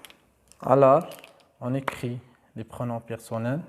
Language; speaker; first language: French; non-native, local second language; Arabic